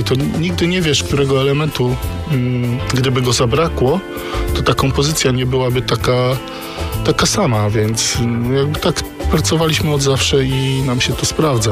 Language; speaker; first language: Polish; native; Polish